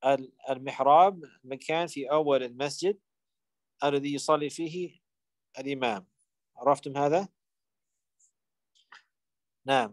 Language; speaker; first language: Arabic; non-native, fluent; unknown